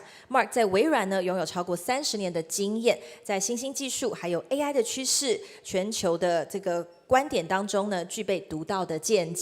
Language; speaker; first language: Chinese; native; Chinese